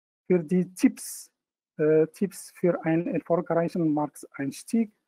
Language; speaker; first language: German; non-native, fluent; Arabic